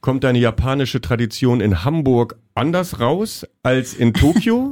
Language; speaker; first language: German; native; German